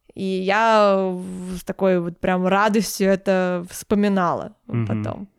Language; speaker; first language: Russian; native; Russian